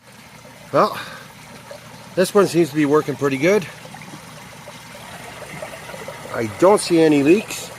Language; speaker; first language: English; native; English